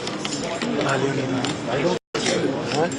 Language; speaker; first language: French; native; French